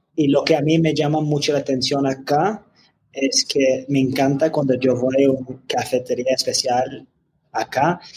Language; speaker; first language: Spanish; non-native, fluent; English